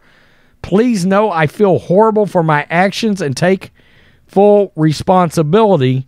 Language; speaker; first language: English; native; English